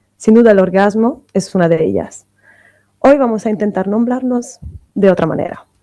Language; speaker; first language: Spanish; non-native, fluent; Italian